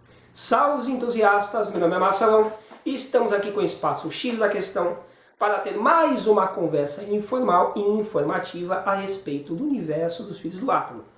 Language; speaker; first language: Portuguese; native; Portuguese